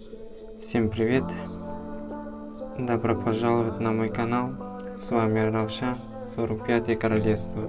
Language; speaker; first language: Russian; non-native, fluent; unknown